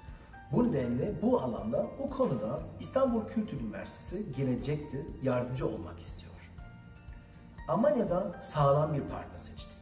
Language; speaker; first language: Turkish; non-native, learner; German